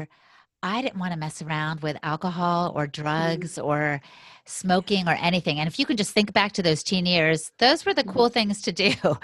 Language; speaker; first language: English; native; English